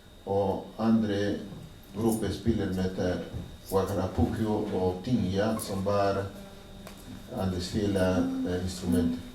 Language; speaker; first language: Norwegian; non-native, learner; Spanish